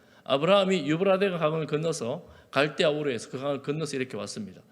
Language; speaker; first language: Korean; native; Korean